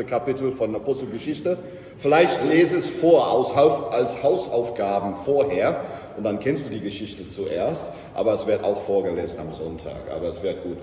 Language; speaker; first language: German; non-native, fluent; English